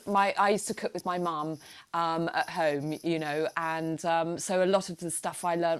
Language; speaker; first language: English; native; English